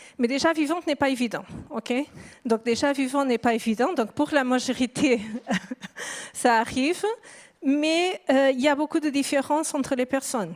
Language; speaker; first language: French; non-native, fluent; Portuguese